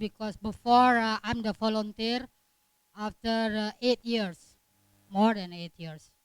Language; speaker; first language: English; non-native, learner; Indonesian